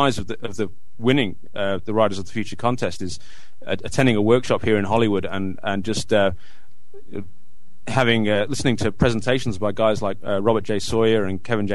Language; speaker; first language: English; native; English